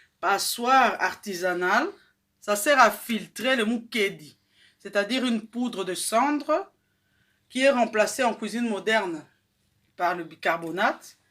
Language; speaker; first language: French; non-native, local second language; Lingala